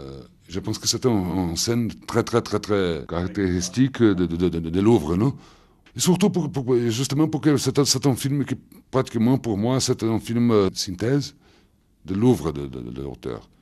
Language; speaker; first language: French; non-native, fluent; Portuguese